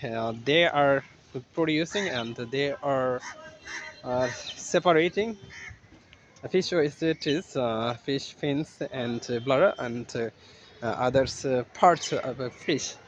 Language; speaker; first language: English; non-native, learner; Bangla